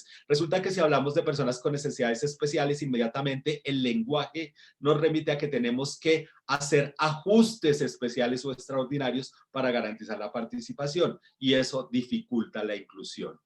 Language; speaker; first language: Spanish; native; Spanish